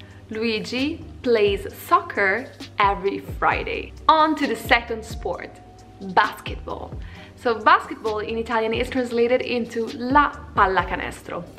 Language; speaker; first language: English; non-native, fluent; Italian